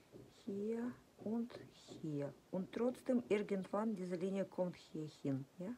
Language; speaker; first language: German; non-native, fluent; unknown